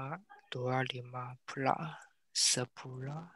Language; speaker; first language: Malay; non-native, learner; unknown